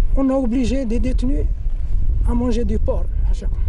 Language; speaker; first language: French; non-native, local second language; Arabic